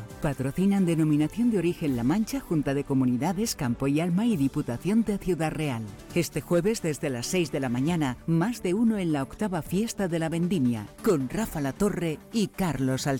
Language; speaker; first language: Spanish; native; Spanish